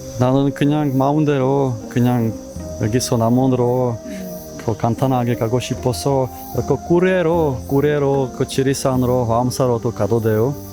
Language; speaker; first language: Korean; non-native, learner; Czech